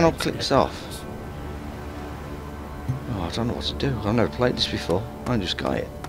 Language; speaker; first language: English; native; English